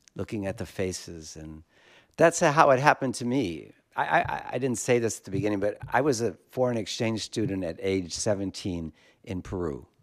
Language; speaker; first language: English; native; English